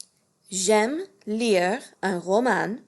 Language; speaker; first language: French; non-native, fluent; English